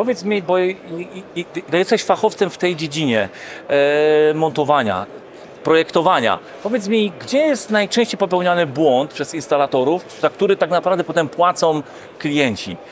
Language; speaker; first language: Polish; native; Polish